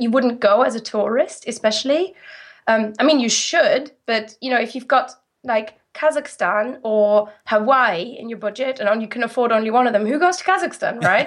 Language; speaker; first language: English; non-native, fluent; German